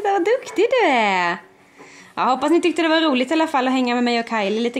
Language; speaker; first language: Swedish; native; Swedish